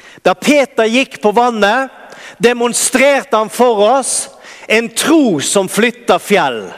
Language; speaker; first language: Norwegian; native; Norwegian